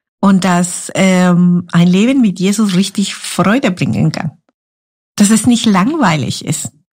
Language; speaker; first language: German; non-native, fluent; Spanish